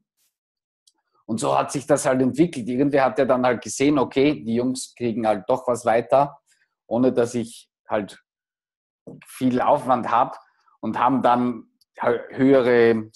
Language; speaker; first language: German; native; German